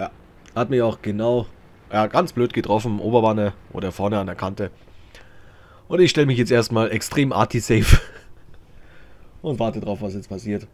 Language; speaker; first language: German; native; German